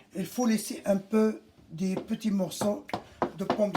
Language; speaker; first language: French; non-native, fluent; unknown